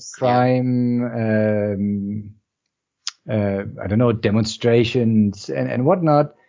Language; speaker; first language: English; non-native, fluent; German